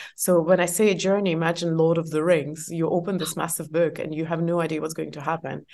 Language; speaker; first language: English; non-native, fluent; Estonian